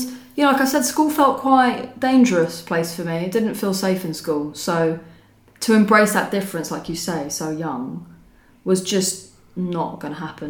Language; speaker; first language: English; native; English